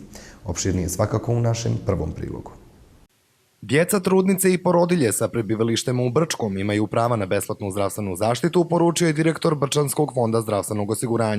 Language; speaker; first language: Bosnian; native; Bosnian